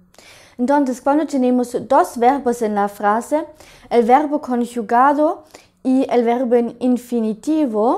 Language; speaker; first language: Spanish; non-native, fluent; German